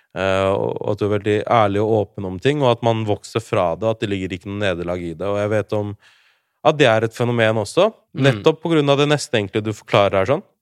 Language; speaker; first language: Norwegian; early bilingual, other home language; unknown